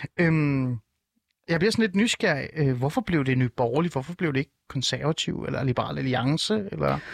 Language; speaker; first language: Danish; early bilingual, other home language; Persian